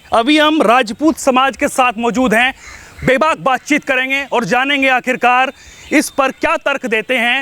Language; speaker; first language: Hindi; native; Hindi